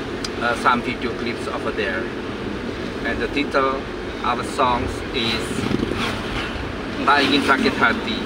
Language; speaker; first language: English; non-native, learner; Indonesian